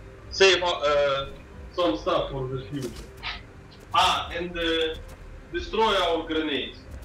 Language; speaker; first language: English; non-native, learner; Russian